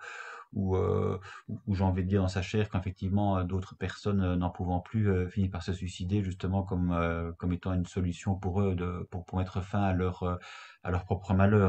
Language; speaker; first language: French; native; French